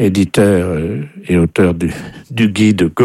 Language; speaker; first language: French; native; French